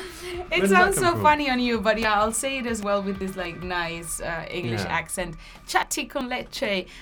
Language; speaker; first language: English; non-native, fluent; Spanish